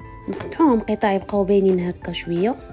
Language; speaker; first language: Arabic; native; Arabic